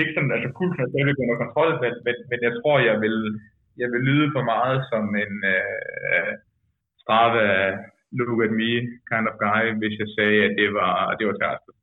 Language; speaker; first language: Danish; native; Danish